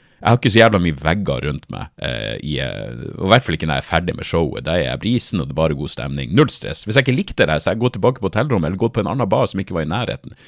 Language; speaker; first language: Norwegian; native; Norwegian